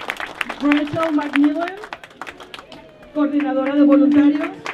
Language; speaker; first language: Spanish; native; Spanish